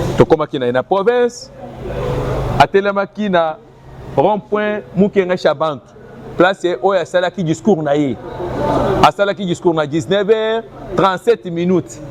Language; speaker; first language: Lingala; non-native, local second language; Luba-Lulua